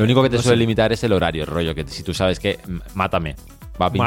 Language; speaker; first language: Spanish; native; Spanish